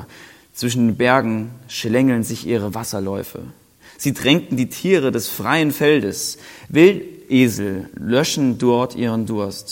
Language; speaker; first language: German; native; German